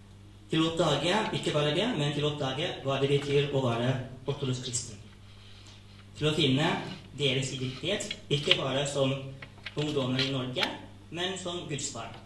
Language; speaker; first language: Norwegian; non-native, fluent; Tigrinya